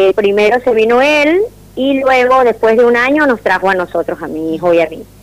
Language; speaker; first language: Spanish; native; Spanish